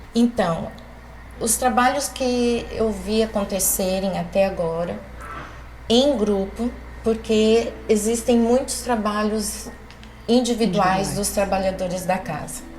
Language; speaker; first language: Portuguese; native; Portuguese